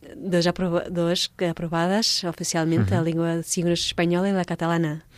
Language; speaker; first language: Spanish; non-native, fluent; Portuguese